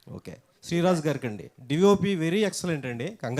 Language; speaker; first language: Telugu; native; Telugu